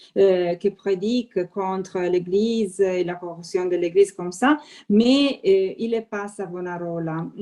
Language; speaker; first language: French; non-native, fluent; Italian